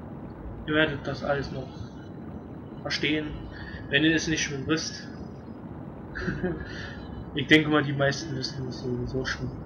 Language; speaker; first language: German; native; German